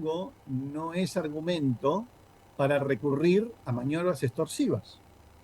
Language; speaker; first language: Spanish; native; Spanish